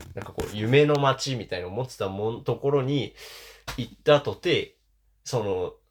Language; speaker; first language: Japanese; early bilingual, other home language; German